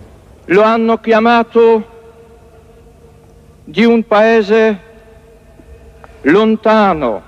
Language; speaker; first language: Italian; non-native, fluent; Polish